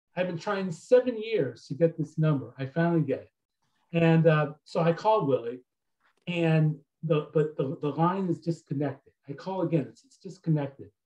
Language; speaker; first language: English; native; English